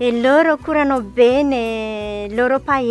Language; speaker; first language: Italian; non-native, learner; Malagasy